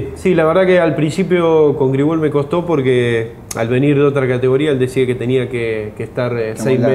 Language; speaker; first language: Spanish; native; Spanish